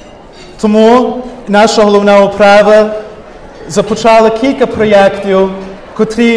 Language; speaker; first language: Ukrainian; early bilingual, heritage; Ukrainian